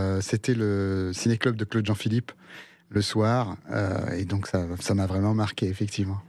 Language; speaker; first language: French; early bilingual, other home language; Spanish